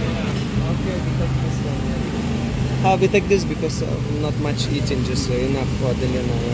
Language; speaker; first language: English; non-native, learner; Russian